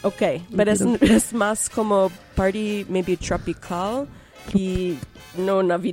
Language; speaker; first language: Spanish; non-native, local second language; English